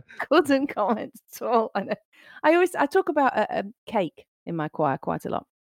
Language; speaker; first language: English; native; English